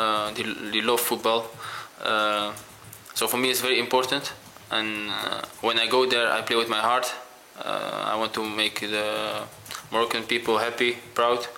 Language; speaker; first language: English; non-native, fluent; Dutch